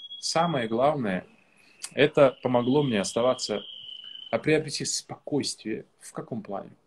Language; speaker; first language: Russian; non-native, local second language; Uzbek